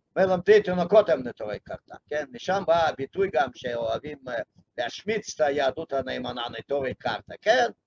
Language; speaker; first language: Hebrew; non-native, fluent; Russian